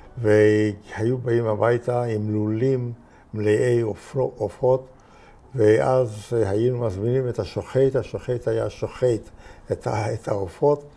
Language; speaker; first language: Hebrew; non-native, fluent; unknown